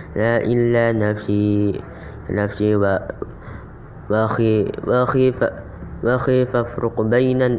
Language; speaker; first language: Arabic; non-native, learner; Indonesian